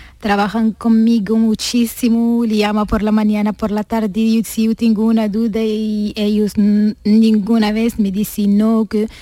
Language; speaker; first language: Spanish; non-native, learner; Arabic